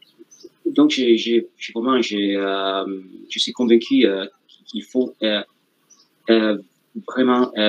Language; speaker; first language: French; non-native, fluent; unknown